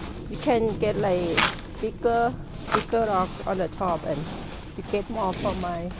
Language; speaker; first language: English; non-native, learner; Thai